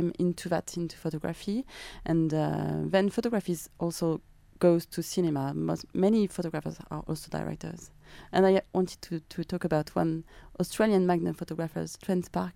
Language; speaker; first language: English; non-native, fluent; French